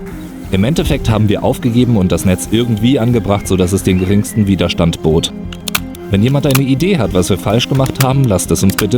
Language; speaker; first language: German; native; German